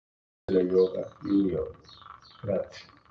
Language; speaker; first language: Italian; non-native, learner; Hindi